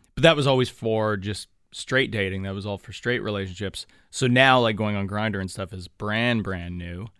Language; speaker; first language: English; native; English